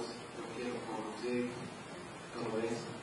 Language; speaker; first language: Spanish; non-native, local second language; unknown